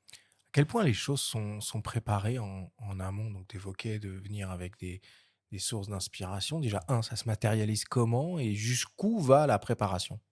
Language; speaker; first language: French; native; French